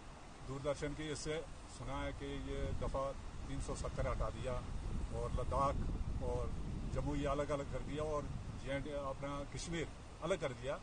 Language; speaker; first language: Urdu; non-native, local second language; Kashmiri